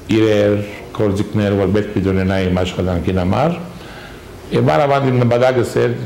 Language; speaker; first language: Armenian; early bilingual, heritage; Armenian